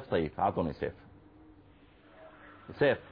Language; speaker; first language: Arabic; native; Arabic